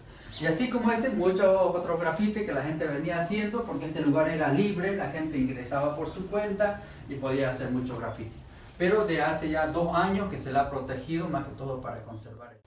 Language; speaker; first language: Spanish; native; Spanish